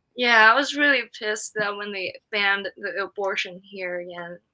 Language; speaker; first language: English; non-native, fluent; Chinese